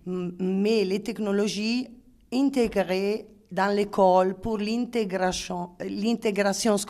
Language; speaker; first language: French; non-native, learner; Italian